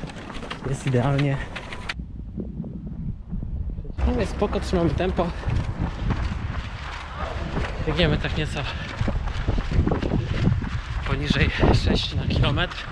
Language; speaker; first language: Polish; native; Polish